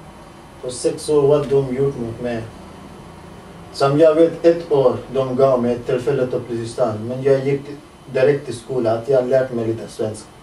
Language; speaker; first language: Swedish; non-native, learner; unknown